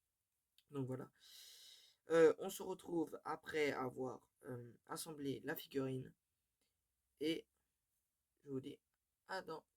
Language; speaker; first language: French; native; French